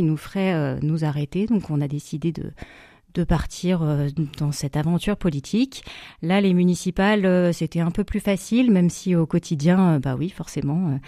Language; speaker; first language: French; native; French